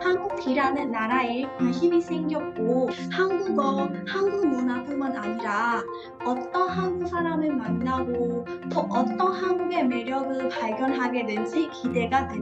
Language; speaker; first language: Korean; non-native, learner; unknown